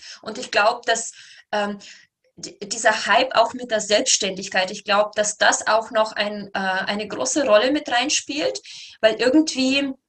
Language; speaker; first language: German; native; German